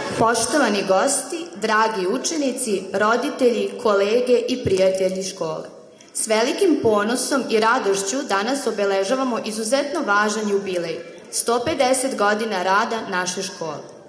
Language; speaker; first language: Serbian; native; Serbian